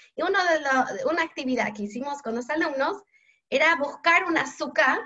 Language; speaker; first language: Spanish; non-native, fluent; English